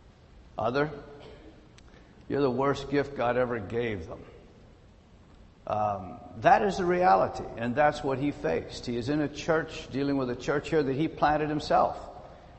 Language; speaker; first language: English; native; English